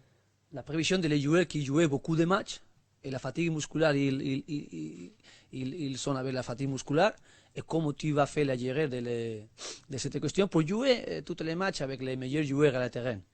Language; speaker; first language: French; non-native, learner; Spanish